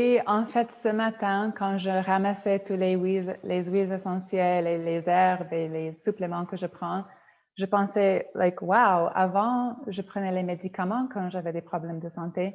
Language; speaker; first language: French; non-native, fluent; Polish